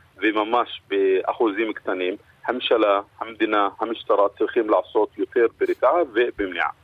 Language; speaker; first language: Hebrew; non-native, local second language; Arabic